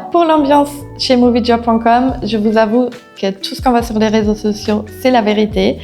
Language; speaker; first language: French; non-native, fluent; German